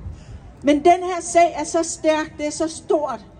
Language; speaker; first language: Danish; non-native, fluent; Persian